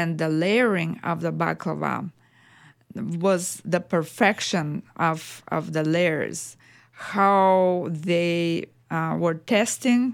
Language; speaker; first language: English; non-native, fluent; Bulgarian